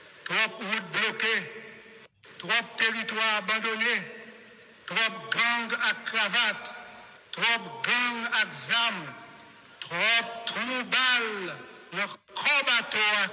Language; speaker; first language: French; non-native, local second language; Haitian Creole